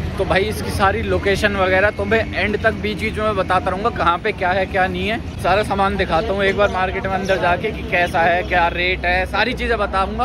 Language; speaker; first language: Hindi; native; Hindi